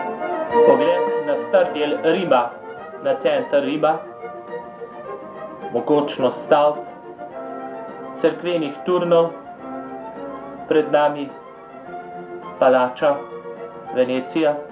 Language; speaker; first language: Slovenian; native; Slovenian